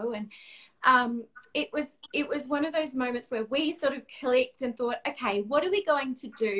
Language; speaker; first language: English; native; English